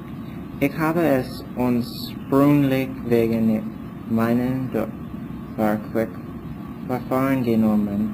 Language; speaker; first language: German; non-native, learner; English